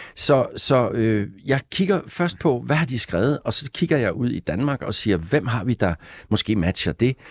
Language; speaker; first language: Danish; native; Danish